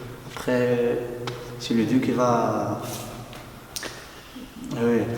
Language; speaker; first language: French; non-native, local second language; Arabic